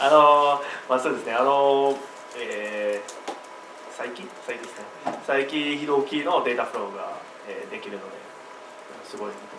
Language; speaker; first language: Japanese; non-native, learner; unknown